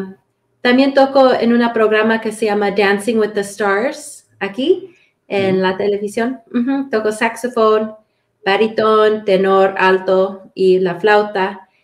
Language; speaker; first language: Spanish; early bilingual, heritage; Spanish